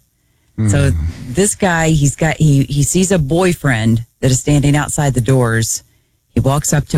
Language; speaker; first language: English; native; English